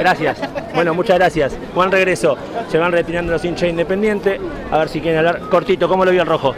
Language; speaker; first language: Spanish; native; Spanish